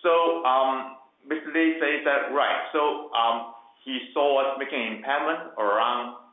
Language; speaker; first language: English; non-native, local second language; Chinese